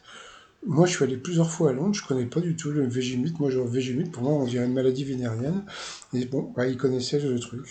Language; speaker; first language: French; native; French